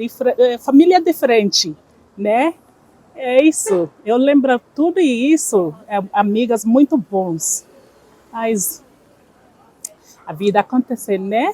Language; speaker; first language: Portuguese; non-native, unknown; Igbo